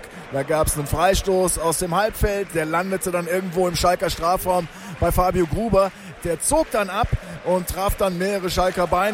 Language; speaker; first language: German; native; German